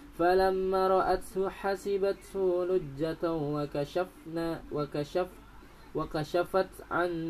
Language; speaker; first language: Arabic; non-native, learner; Indonesian